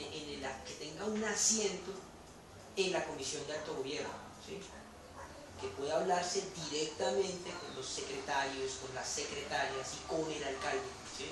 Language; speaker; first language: Spanish; native; Spanish